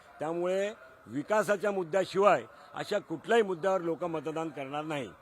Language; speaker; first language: Marathi; non-native, local second language; Gujarati